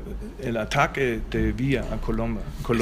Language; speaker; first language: Spanish; non-native, learner; German